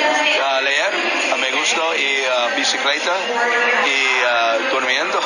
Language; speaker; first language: Spanish; non-native, learner; English